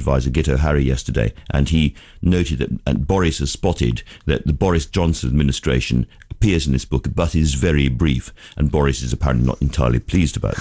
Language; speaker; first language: English; native; English